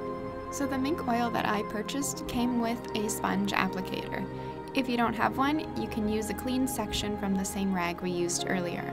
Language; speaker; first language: English; native; English